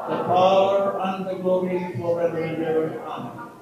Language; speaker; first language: English; non-native, local second language; Malayalam